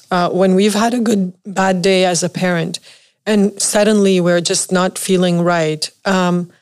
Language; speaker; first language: English; non-native, fluent; Arabic